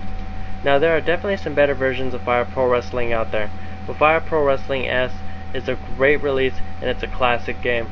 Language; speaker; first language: English; native; English